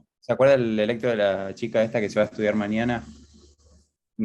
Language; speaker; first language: Spanish; native; Spanish